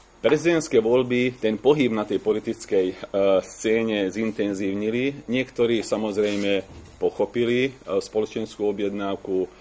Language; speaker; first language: Slovak; non-native, local second language; Hungarian